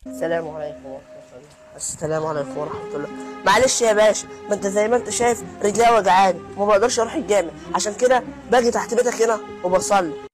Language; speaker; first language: Arabic; native; Arabic